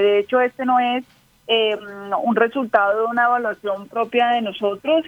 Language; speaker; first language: Spanish; native; Spanish